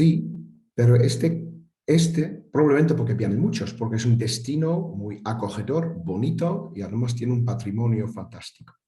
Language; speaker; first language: Spanish; non-native, fluent; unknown